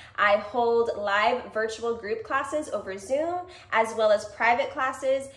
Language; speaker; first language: English; native; English